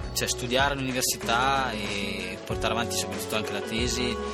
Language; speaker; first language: Italian; native; Italian